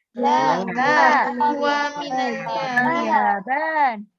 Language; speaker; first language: Arabic; non-native, learner; Indonesian